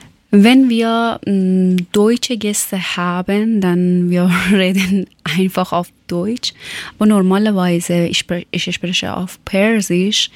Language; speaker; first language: German; non-native, fluent; Persian